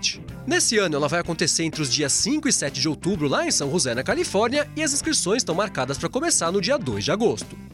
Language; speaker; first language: Portuguese; native; Portuguese